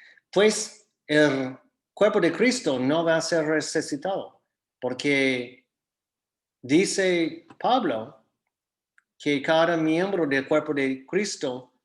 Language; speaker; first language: Spanish; non-native, fluent; English